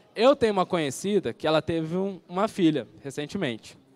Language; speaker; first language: Portuguese; native; Portuguese